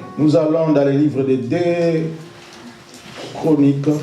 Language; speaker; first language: French; non-native, local second language; Lingala